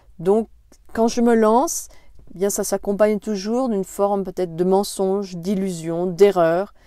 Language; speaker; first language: French; native; French